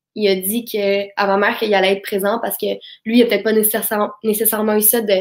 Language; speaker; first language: French; native; French